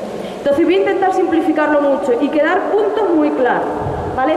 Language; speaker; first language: Spanish; native; Spanish